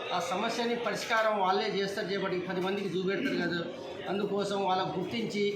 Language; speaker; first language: Telugu; non-native, local second language; Lambadi